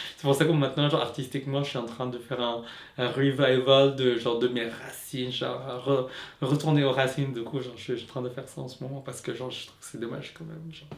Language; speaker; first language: French; non-native, fluent; Filipino